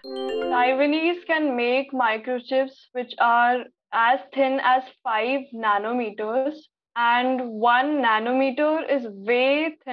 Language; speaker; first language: English; non-native, local second language; Hindi